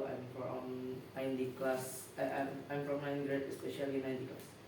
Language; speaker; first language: English; non-native, learner; Indonesian